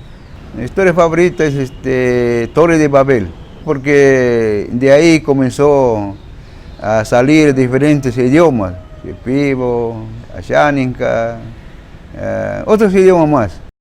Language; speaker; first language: Spanish; non-native, local second language; Shipibo-Conibo